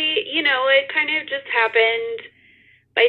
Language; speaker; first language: English; native; English